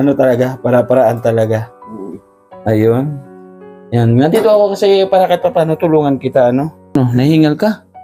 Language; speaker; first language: Filipino; non-native, local second language; Waray